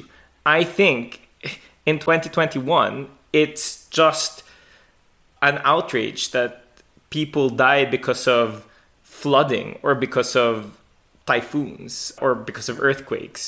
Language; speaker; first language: English; non-native, local second language; Hiligaynon